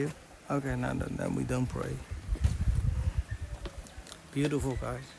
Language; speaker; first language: English; non-native, learner; Dutch